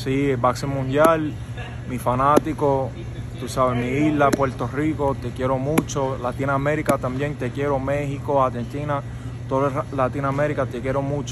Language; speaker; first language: Spanish; early bilingual, heritage; Spanish